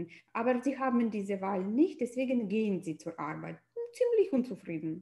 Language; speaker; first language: German; non-native, fluent; Russian